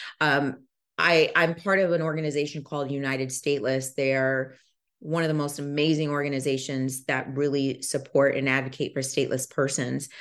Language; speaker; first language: English; early bilingual, other home language; Lingala